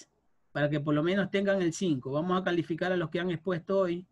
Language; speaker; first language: Spanish; native; Spanish